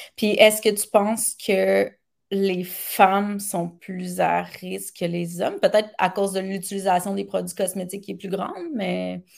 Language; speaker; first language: French; native; French